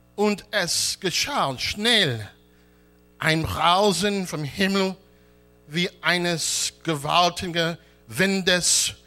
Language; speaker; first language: German; non-native, learner; English